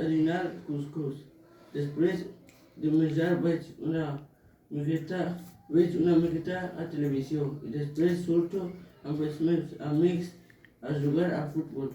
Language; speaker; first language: Spanish; non-native, learner; Arabic